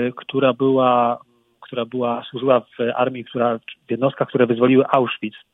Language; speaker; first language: Polish; native; Polish